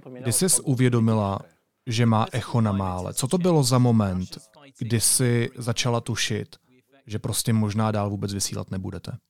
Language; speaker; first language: Czech; native; Czech